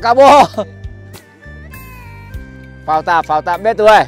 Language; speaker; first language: Portuguese; non-native, learner; Vietnamese